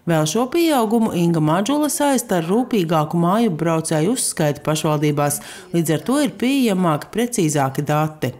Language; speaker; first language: Latvian; native; Latvian